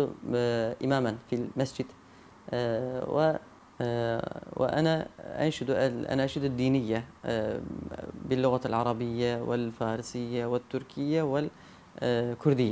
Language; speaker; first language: Arabic; non-native, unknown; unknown